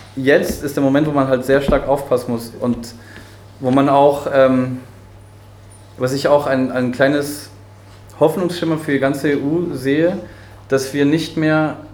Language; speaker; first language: German; early bilingual, heritage; Spanish